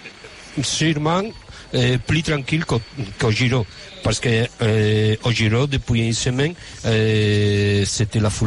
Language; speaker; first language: French; non-native, fluent; Spanish